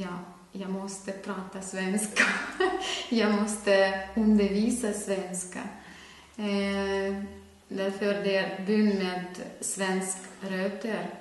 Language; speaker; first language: Swedish; non-native, fluent; Ukrainian